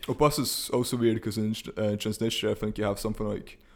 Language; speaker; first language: English; early bilingual, other home language; Russian